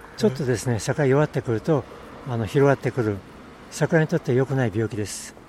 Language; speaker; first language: Japanese; native; Japanese